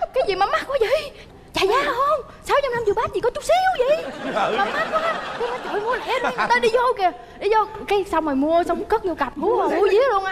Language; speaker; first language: Vietnamese; native; Vietnamese